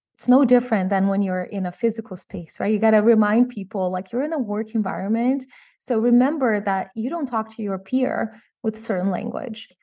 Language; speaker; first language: English; non-native, fluent; Portuguese